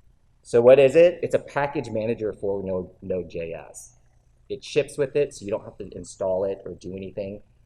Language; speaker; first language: English; native; English